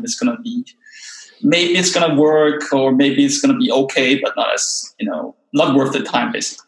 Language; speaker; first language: English; non-native, fluent; Danish